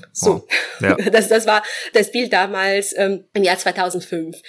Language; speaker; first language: German; non-native, fluent; Portuguese